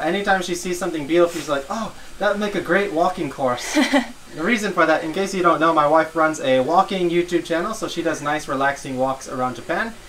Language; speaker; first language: English; native; English